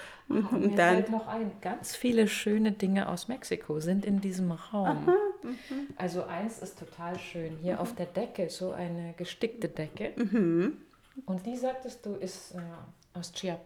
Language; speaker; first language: German; native; German